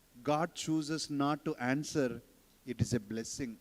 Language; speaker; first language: English; non-native, local second language; Telugu